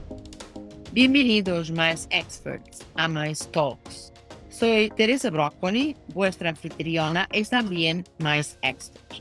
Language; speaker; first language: Spanish; non-native, fluent; Portuguese